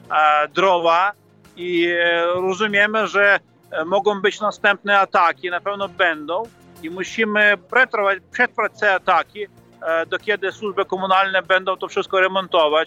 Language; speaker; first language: Polish; non-native, fluent; Ukrainian